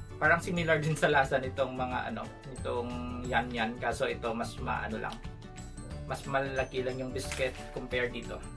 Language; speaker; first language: Filipino; non-native, local second language; Hiligaynon